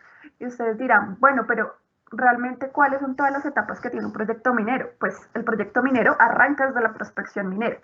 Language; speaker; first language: Spanish; native; Spanish